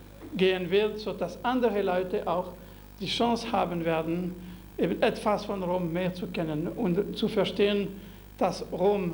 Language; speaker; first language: German; non-native, local second language; French